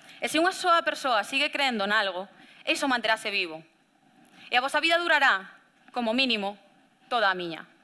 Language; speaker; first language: Galician; native; Galician